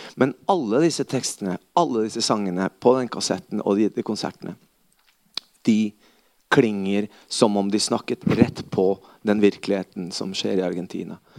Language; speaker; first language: Norwegian; early bilingual, other home language; Spanish